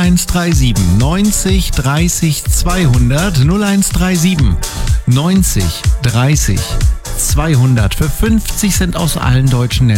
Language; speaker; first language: German; native; German